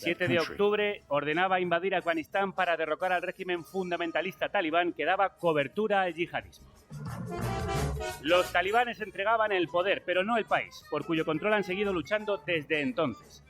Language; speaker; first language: Spanish; native; Spanish